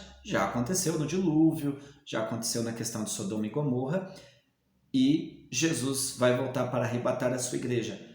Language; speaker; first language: Portuguese; native; Portuguese